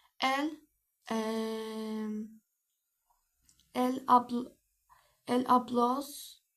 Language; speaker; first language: Spanish; non-native, learner; Turkish